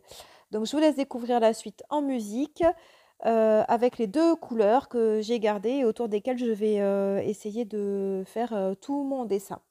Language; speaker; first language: French; native; French